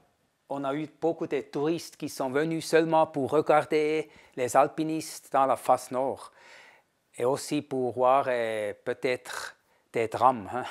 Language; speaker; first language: French; non-native, fluent; German